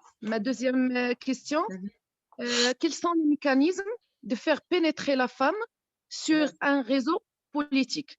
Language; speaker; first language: French; non-native, local second language; Arabic